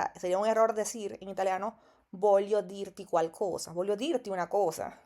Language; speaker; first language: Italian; non-native, fluent; Spanish